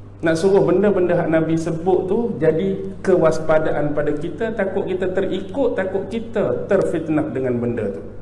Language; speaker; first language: Malay; native; Malay